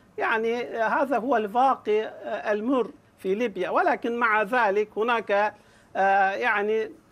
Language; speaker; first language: Arabic; non-native, fluent; Turkish